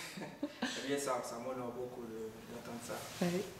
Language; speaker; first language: French; non-native, local second language; Haitian Creole